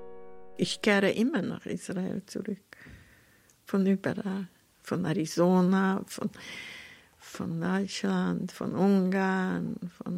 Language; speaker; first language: German; non-native, fluent; Hungarian